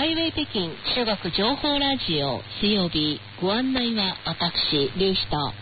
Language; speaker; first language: Japanese; non-native, fluent; Chinese